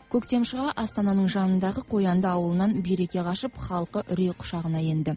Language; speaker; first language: Kazakh; native; Kazakh